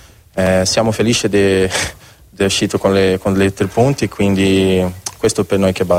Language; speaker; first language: Italian; non-native, learner; Spanish